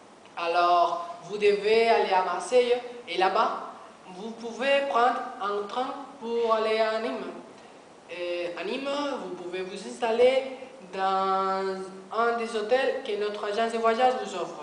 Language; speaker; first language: French; non-native, learner; Spanish